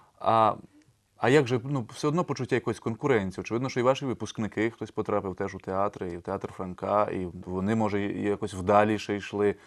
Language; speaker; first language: Ukrainian; native; Ukrainian